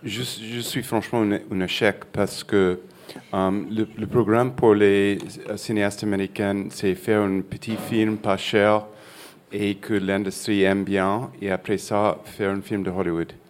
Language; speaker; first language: French; non-native, fluent; English